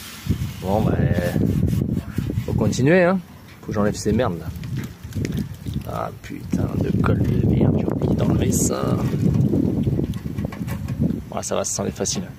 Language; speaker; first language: French; native; French